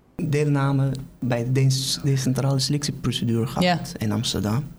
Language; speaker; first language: Dutch; non-native, fluent; Persian